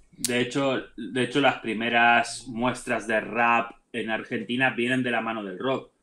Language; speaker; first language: Spanish; native; Spanish